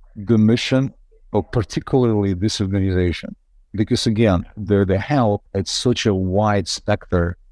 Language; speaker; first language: English; non-native, fluent; Ukrainian